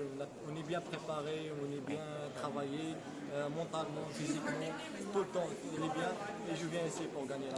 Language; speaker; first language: French; non-native, learner; Arabic